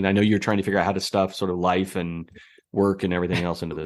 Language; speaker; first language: English; native; English